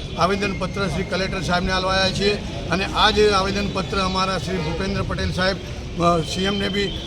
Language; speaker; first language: Gujarati; non-native, local second language; Sindhi